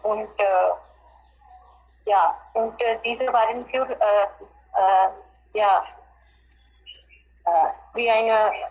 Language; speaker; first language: German; non-native, learner; Hindi